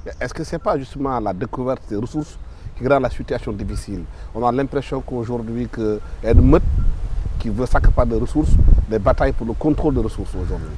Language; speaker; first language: French; non-native, local second language; Wolof